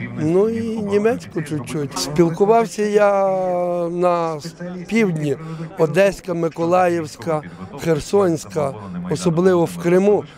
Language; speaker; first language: Ukrainian; native; Ukrainian